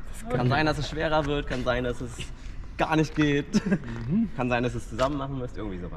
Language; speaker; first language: German; native; German